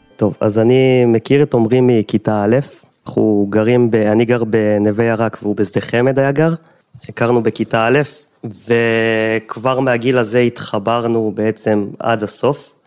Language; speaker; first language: Hebrew; native; Hebrew